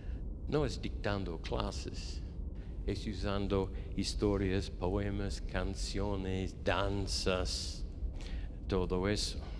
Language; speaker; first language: Spanish; non-native, fluent; English